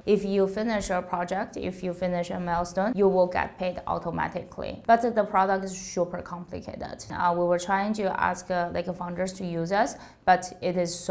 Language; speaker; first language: English; non-native, fluent; Chinese